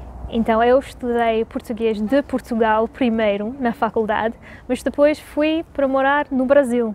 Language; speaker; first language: Portuguese; non-native, fluent; English